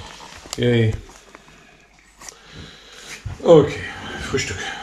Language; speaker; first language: German; native; German